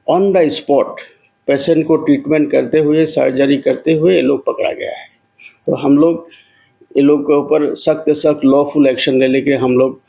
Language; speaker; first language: Hindi; non-native, local second language; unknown